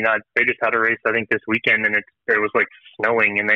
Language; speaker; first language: English; native; English